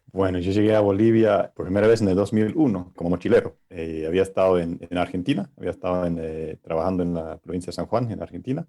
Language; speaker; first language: Spanish; non-native, fluent; English